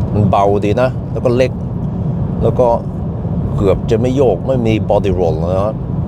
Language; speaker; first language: Thai; non-native, fluent; Swedish